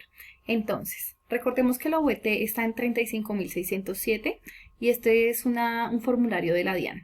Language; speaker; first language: Spanish; native; Spanish